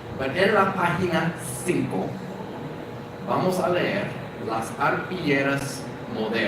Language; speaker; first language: Spanish; non-native, fluent; English